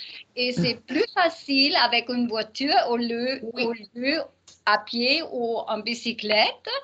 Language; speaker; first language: French; non-native, learner; German